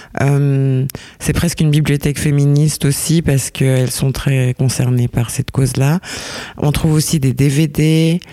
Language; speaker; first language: French; native; French